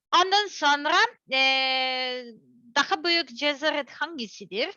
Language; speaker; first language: Turkish; non-native, learner; Serbian